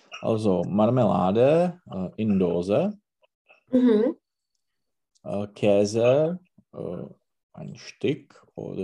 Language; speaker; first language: German; non-native, learner; Czech